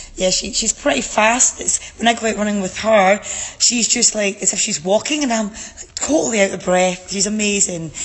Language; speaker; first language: English; native; English